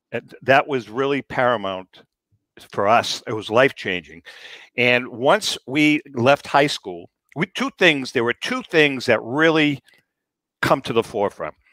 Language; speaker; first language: English; native; English